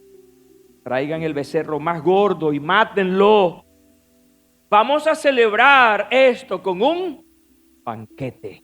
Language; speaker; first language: Spanish; native; Spanish